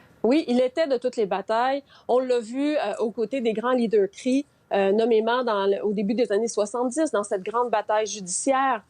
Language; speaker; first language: French; native; French